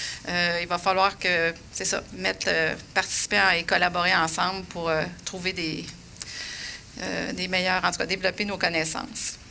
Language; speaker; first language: French; native; French